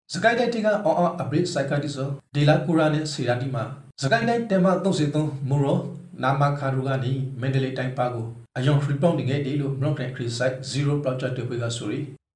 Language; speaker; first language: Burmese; native; Burmese